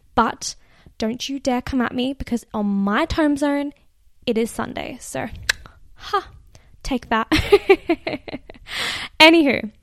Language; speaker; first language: English; native; English